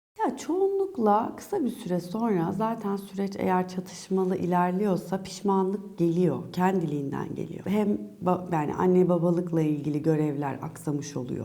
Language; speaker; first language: Turkish; native; Turkish